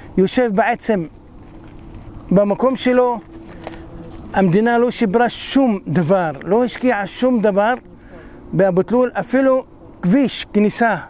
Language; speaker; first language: Hebrew; non-native, local second language; Arabic